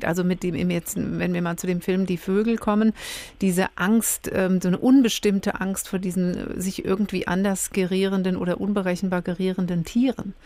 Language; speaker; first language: German; native; German